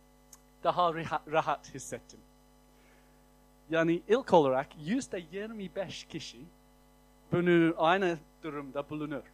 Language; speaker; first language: Turkish; non-native, fluent; English